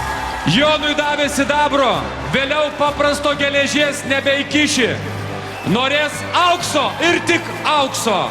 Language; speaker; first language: Lithuanian; native; Lithuanian